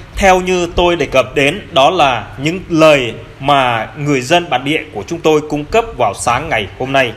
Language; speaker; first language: Vietnamese; non-native, local second language; Jarai